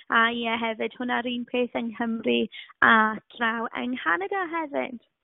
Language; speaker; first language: Welsh; native; Welsh